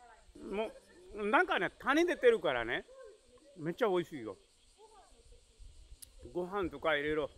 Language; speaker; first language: Japanese; non-native, fluent; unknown